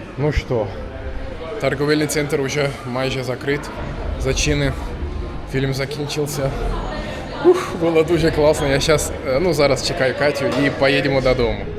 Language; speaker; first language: Ukrainian; non-native, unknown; Turkish